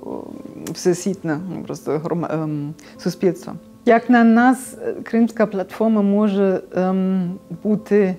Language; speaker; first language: Ukrainian; non-native, fluent; German